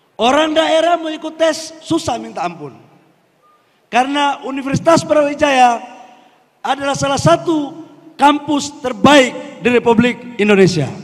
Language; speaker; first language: Indonesian; native; Indonesian